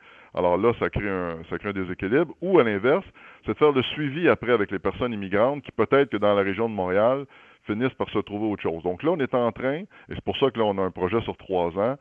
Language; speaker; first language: French; native; French